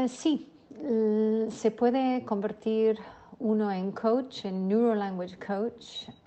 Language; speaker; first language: Spanish; non-native, fluent; English